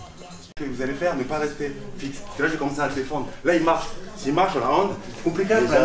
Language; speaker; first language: French; native; French